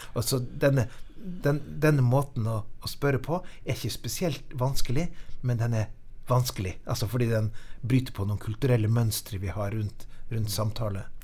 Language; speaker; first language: Norwegian; native; Norwegian